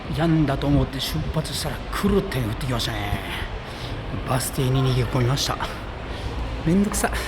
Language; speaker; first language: Japanese; native; Japanese